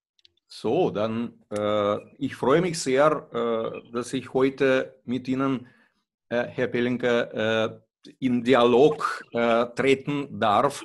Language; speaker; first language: German; non-native, fluent; Russian